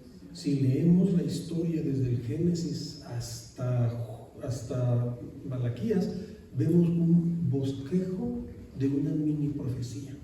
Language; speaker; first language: Spanish; native; Spanish